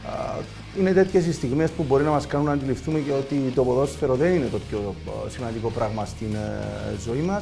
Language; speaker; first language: Greek; native; Greek